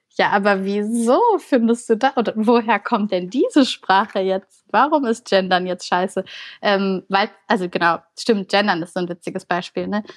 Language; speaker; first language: German; early bilingual, other home language; Bulgarian